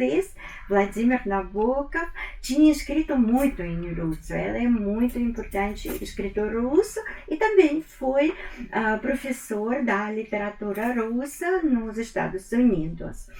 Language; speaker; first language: Portuguese; non-native, fluent; Russian